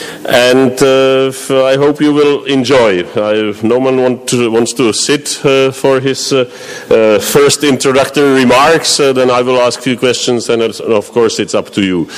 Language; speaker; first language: English; non-native, fluent; Czech